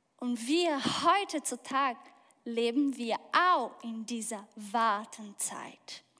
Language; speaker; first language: German; non-native, fluent; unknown